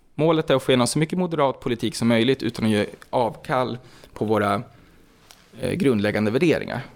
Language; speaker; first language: Swedish; native; Swedish